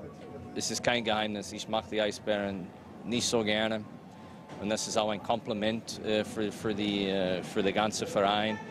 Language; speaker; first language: German; non-native, fluent; English